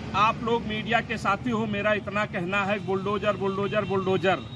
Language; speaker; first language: Hindi; native; Hindi